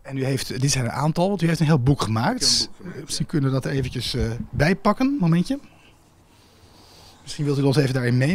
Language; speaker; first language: Dutch; native; Dutch